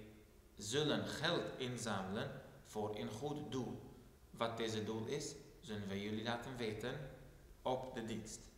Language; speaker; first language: Dutch; non-native, fluent; Turoyo